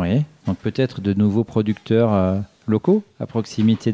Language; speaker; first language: French; native; French